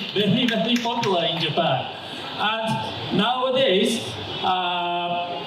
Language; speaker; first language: English; non-native, learner; Japanese